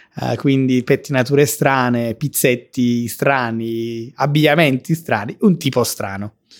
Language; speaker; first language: Italian; native; Italian